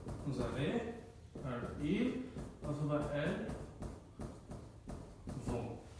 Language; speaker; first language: French; non-native, fluent; Bangla